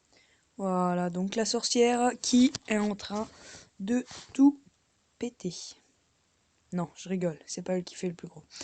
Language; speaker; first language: French; native; French